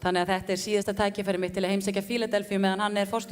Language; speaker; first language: Icelandic; native; Icelandic